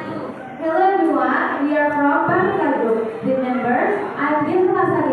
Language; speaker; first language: English; non-native, learner; Indonesian